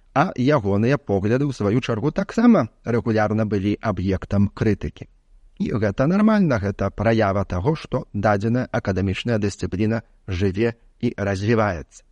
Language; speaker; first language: Belarusian; native; Belarusian